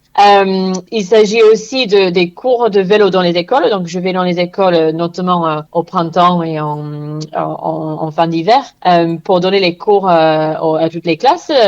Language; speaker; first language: French; non-native, fluent; English